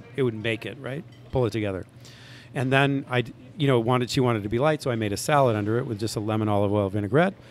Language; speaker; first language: English; native; English